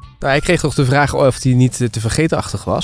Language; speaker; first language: Dutch; native; Dutch